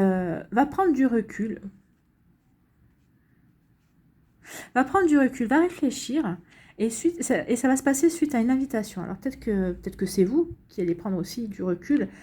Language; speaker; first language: French; native; French